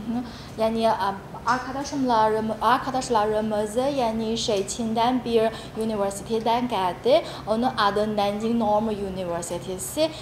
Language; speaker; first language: Turkish; non-native, learner; Chinese